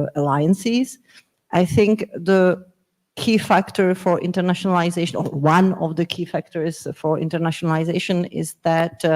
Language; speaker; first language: English; non-native, fluent; Czech